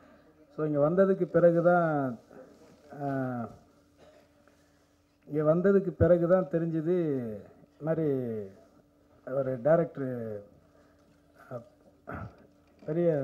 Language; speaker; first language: Tamil; native; Tamil